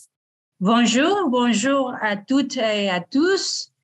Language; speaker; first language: French; non-native, fluent; Spanish